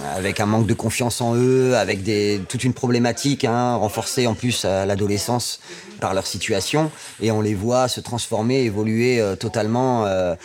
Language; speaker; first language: French; native; French